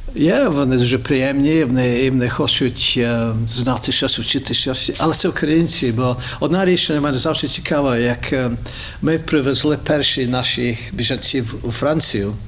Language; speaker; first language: Ukrainian; early bilingual, heritage; Ukrainian